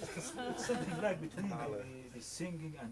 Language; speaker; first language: English; non-native, learner; Arabic